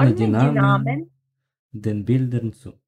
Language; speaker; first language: German; non-native, learner; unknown